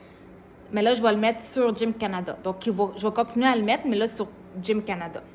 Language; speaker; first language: French; native; French